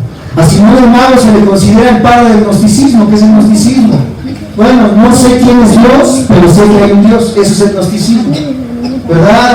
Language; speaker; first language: Spanish; native; Spanish